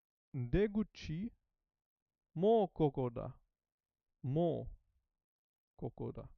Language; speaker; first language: Japanese; non-native, learner; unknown